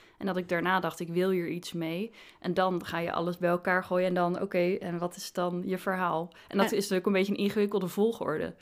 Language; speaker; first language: Dutch; native; Dutch